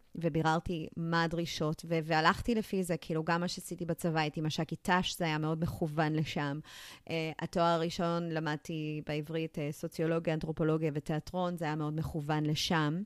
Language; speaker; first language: Hebrew; early bilingual, other home language; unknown